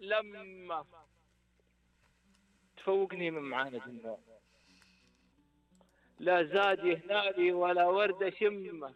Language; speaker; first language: Arabic; native; Arabic